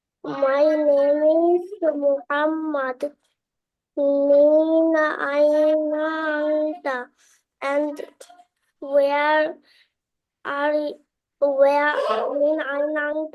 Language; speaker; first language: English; non-native, learner; Bangla